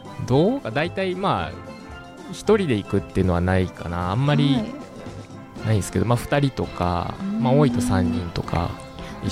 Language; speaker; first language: Japanese; native; Japanese